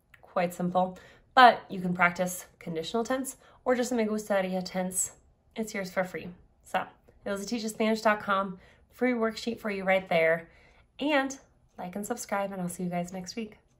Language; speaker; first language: English; native; English